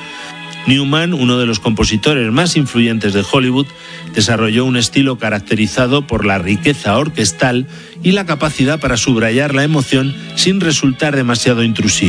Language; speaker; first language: Spanish; native; Spanish